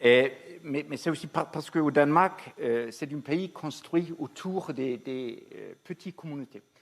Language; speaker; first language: French; non-native, fluent; Danish